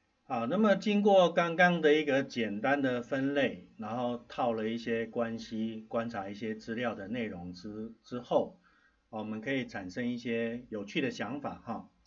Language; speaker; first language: Chinese; native; Chinese